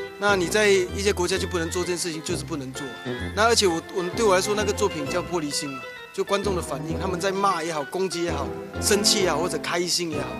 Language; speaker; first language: Chinese; native; Chinese